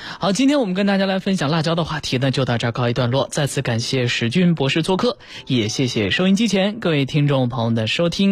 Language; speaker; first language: Chinese; native; Chinese